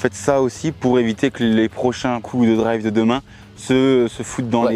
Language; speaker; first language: French; native; French